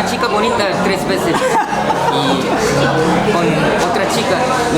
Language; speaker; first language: Spanish; non-native, fluent; Korean